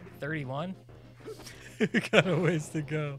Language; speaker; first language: English; native; English